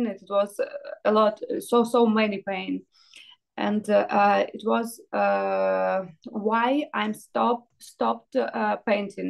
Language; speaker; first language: English; non-native, learner; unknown